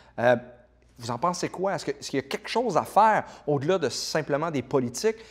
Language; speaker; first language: French; native; French